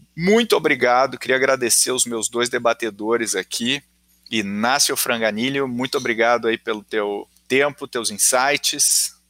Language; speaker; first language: Portuguese; native; Portuguese